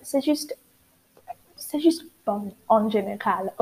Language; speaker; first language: French; non-native, learner; English